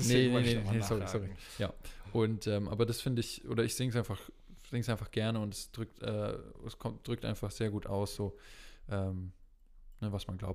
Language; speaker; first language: German; native; German